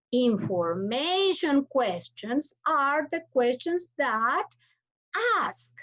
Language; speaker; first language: English; non-native, fluent; Spanish